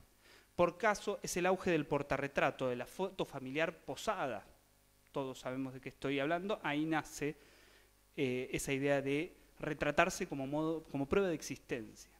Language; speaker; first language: Spanish; native; Spanish